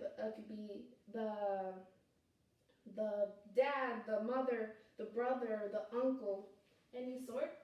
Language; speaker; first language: English; non-native, fluent; Spanish